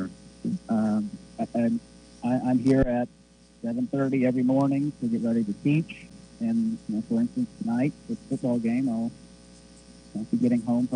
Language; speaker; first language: English; native; English